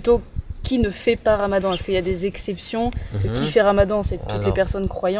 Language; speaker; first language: French; native; French